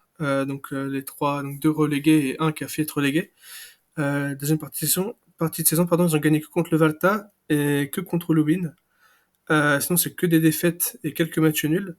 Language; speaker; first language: French; native; French